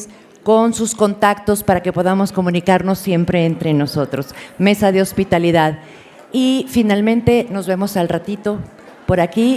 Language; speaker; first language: Spanish; native; Spanish